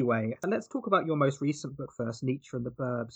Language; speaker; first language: English; native; English